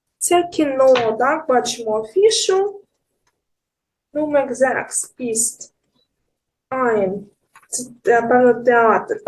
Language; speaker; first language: German; non-native, learner; Ukrainian